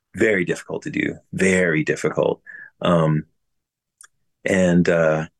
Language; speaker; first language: English; native; English